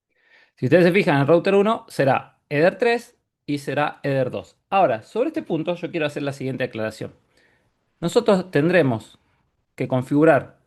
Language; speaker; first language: Spanish; native; Spanish